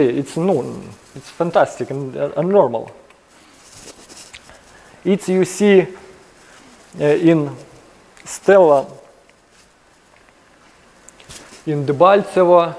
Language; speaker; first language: English; non-native, learner; Ukrainian